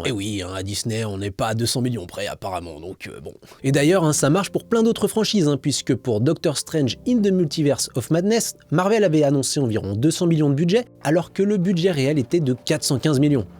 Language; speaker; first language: French; native; French